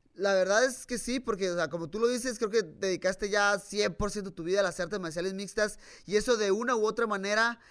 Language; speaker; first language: Spanish; native; Spanish